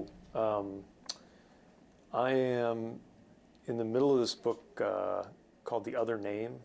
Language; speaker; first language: English; native; English